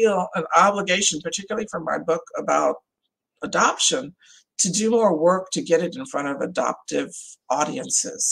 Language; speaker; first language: English; native; English